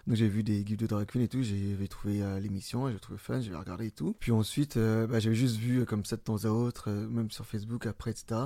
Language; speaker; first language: French; early bilingual, other home language; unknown